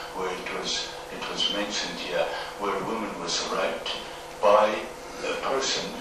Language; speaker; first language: English; non-native, local second language; Afrikaans